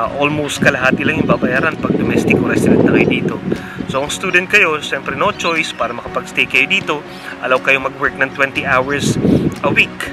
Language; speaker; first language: Filipino; non-native, local second language; Bikol